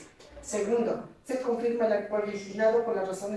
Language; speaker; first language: Spanish; native; Spanish